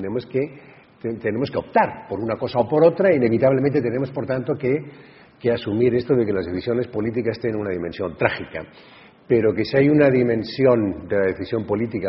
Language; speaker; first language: Spanish; native; Spanish